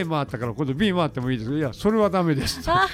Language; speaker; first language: Japanese; native; Japanese